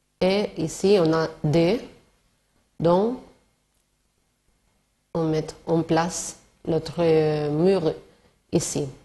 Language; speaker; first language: French; non-native, learner; Spanish